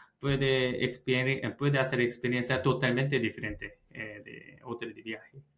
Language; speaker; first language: Spanish; non-native, learner; Korean